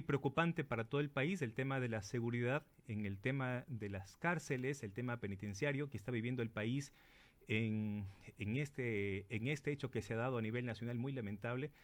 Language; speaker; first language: Spanish; native; Spanish